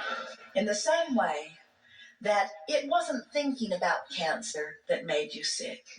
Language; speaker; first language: English; native; English